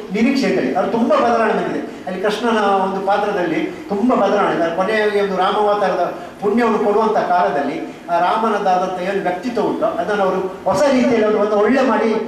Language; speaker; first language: Kannada; non-native, local second language; Konkani